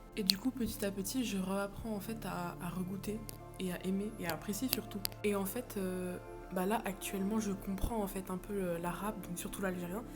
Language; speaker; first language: French; native; French